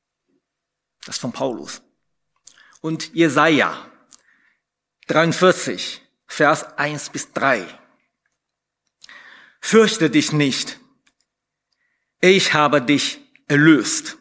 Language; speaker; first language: German; non-native, fluent; Chinese